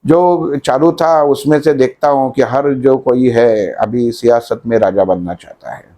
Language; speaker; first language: Hindi; non-native, local second language; Marathi